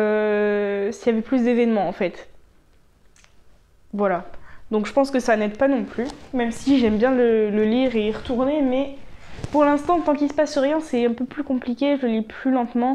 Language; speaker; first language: French; native; French